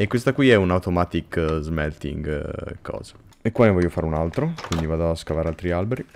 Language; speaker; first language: Italian; native; Italian